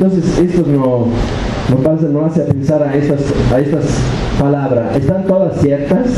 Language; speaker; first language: Spanish; non-native, fluent; Italian